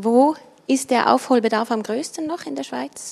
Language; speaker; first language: German; native; German